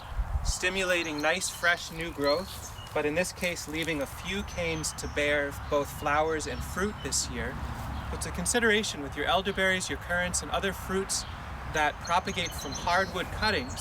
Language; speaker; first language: English; native; English